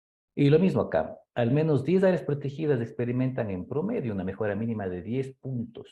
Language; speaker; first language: Spanish; native; Spanish